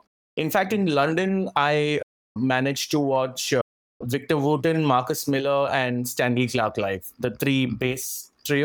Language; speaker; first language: English; non-native, local second language; Marathi